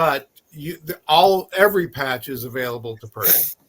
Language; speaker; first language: English; native; English